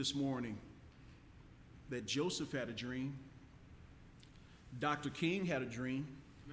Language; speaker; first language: English; native; English